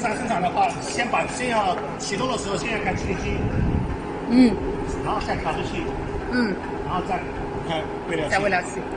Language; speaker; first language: Chinese; native; Chinese